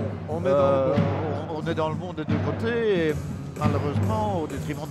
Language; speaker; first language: French; native; French